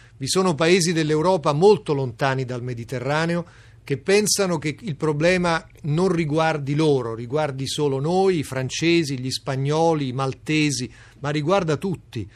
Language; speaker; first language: Italian; native; Italian